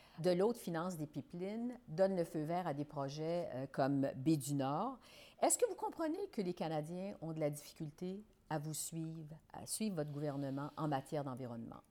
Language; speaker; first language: French; native; French